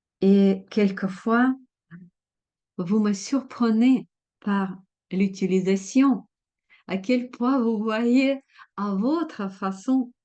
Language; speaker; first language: French; non-native, fluent; Russian